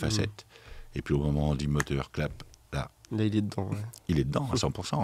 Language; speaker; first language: French; native; French